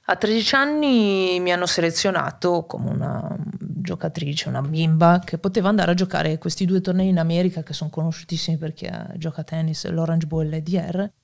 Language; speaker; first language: Italian; native; Italian